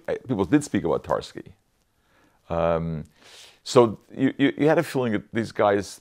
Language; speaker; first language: English; native; English